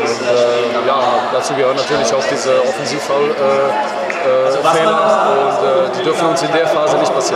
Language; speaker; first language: German; native; German